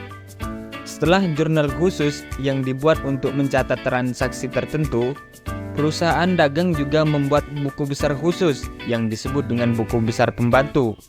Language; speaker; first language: Indonesian; native; Indonesian